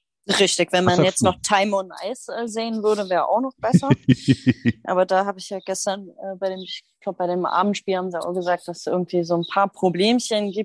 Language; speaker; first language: German; native; German